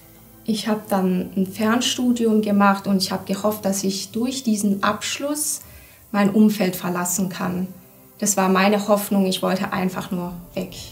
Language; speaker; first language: German; early bilingual, other home language; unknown